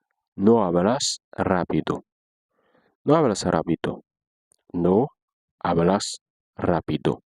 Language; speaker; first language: Spanish; non-native, fluent; Haitian Creole